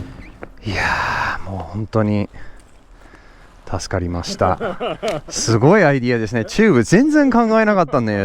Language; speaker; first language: Japanese; non-native, learner; English